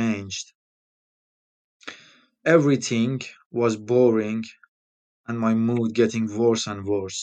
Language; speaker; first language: English; non-native, fluent; Persian